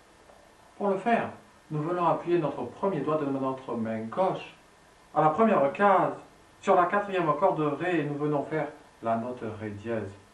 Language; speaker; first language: French; native; French